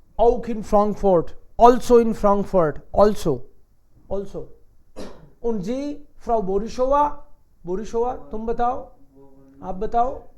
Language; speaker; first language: Hindi; native; Hindi